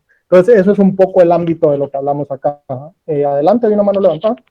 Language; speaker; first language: Spanish; native; Spanish